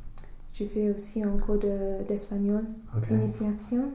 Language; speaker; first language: French; non-native, learner; English